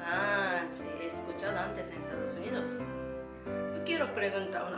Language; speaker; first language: Spanish; non-native, learner; Japanese